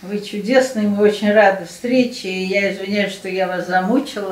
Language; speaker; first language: Russian; native; Russian